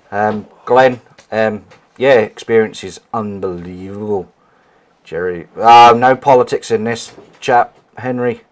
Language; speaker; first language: English; native; English